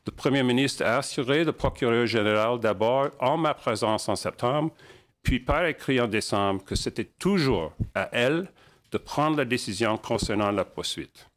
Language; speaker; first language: French; non-native, local second language; English